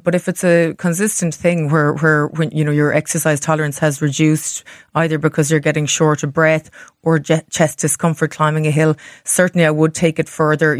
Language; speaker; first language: English; native; English